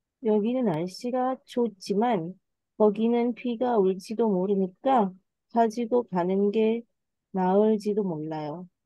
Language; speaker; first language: Korean; non-native, learner; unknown